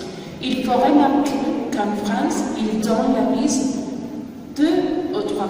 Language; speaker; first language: French; non-native, learner; Spanish